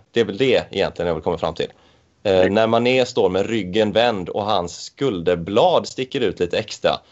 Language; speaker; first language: Swedish; native; Swedish